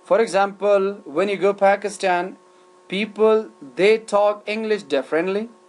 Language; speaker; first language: English; non-native, fluent; Persian